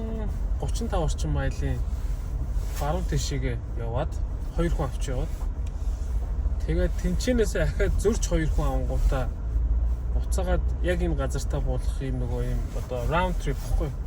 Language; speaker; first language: Mongolian; native; Mongolian